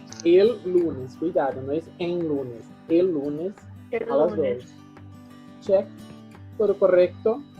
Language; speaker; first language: Spanish; non-native, fluent; Portuguese